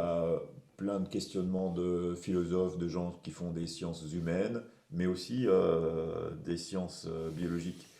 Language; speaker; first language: French; native; French